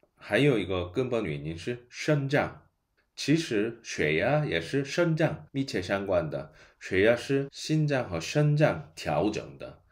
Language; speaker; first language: Chinese; non-native, fluent; Korean